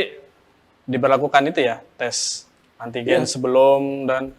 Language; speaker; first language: Indonesian; native; Indonesian